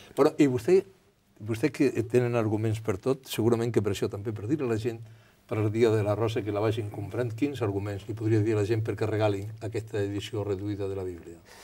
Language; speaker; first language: Catalan; non-native, local second language; Spanish